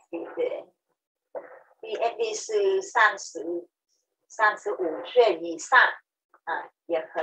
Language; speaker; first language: Chinese; non-native, learner; Vietnamese